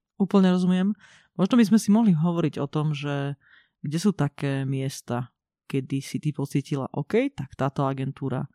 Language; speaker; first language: Slovak; non-native, local second language; Hungarian